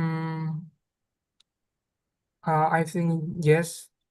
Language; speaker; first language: English; non-native, learner; Vietnamese